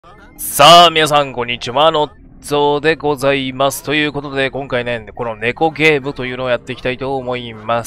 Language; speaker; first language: Japanese; native; Japanese